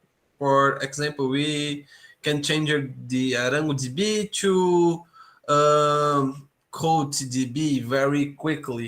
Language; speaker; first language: English; non-native, learner; Portuguese